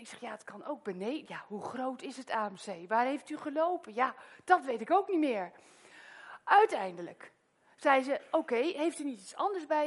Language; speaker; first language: Dutch; native; Dutch